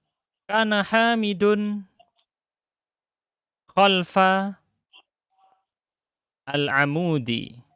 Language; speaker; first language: Arabic; non-native, fluent; Indonesian